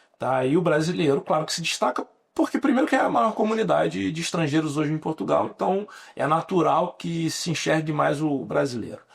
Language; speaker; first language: Portuguese; native; Portuguese